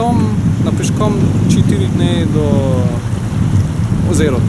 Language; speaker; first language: Russian; non-native, learner; German